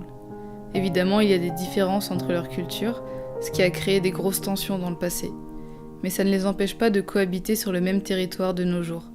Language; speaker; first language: French; native; French